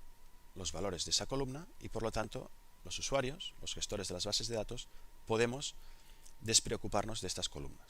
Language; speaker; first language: Spanish; native; Spanish